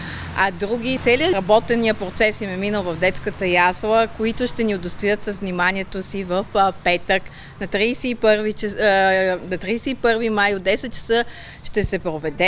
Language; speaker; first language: Bulgarian; native; Bulgarian